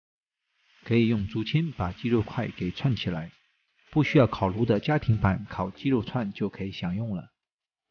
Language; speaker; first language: Chinese; native; Chinese